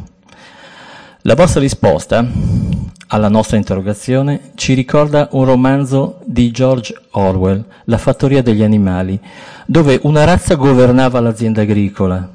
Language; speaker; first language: Italian; native; Italian